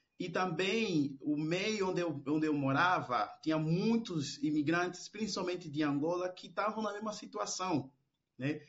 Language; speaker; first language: Portuguese; native; Portuguese